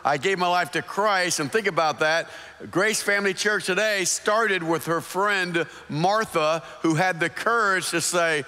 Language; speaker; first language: English; native; English